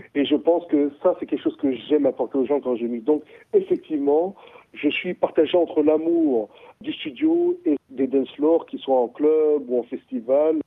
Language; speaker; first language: French; non-native, local second language; Sango